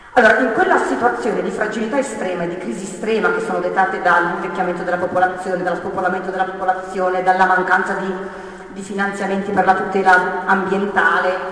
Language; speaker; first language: Italian; native; Italian